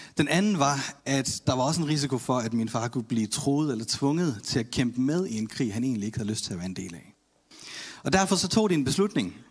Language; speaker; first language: Danish; early bilingual, other home language; Tamil